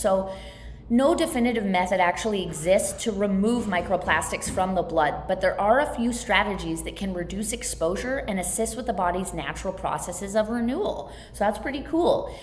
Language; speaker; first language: English; native; English